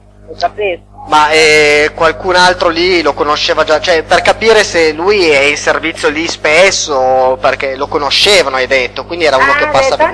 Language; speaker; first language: Italian; native; Italian